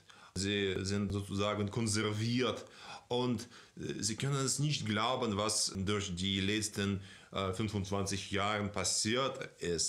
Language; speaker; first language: German; non-native, fluent; Russian